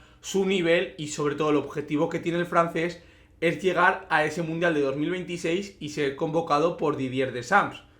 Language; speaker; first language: Spanish; native; Spanish